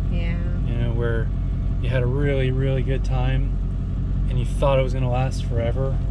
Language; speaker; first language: English; native; English